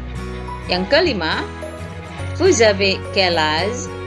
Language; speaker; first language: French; non-native, fluent; Indonesian